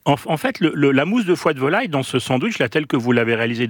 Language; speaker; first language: French; native; French